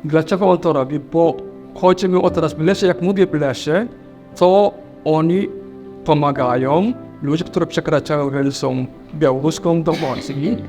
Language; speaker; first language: Polish; non-native, fluent; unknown